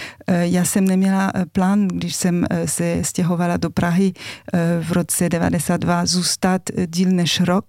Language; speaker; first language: Czech; non-native, fluent; French